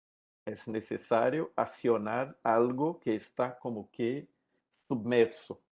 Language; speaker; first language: Spanish; non-native, learner; Portuguese